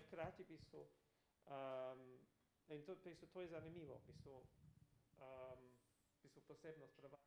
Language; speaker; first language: Slovenian; non-native, learner; English